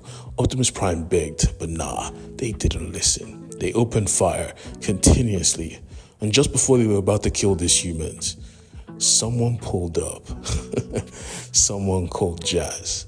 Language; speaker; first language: English; native; English